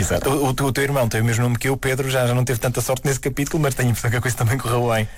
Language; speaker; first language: Portuguese; native; Portuguese